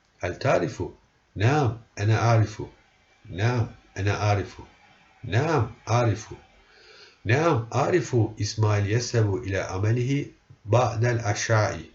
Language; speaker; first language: Arabic; non-native, fluent; Turkish